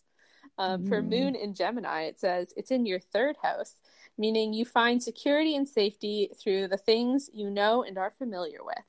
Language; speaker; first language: English; native; English